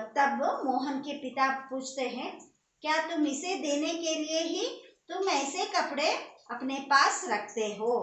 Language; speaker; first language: Hindi; non-native, local second language; Kannada